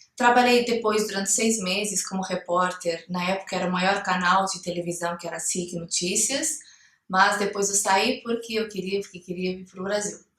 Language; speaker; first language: Portuguese; native; Portuguese